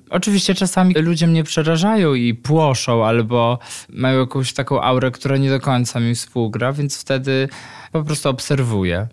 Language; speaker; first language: Polish; native; Polish